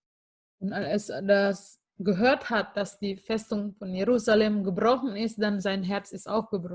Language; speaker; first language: German; non-native, fluent; Indonesian